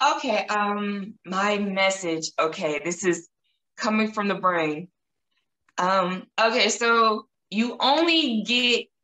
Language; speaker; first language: English; native; English